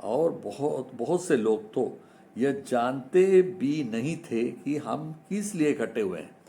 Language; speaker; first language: Hindi; non-native, local second language; Malayalam